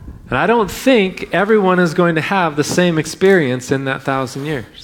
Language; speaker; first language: English; native; English